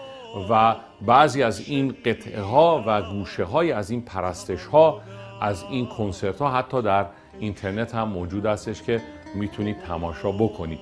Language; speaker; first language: Persian; native; Persian